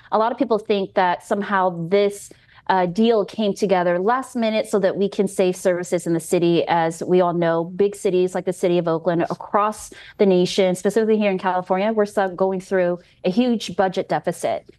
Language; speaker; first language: English; native; English